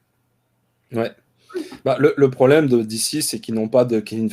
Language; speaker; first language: French; native; French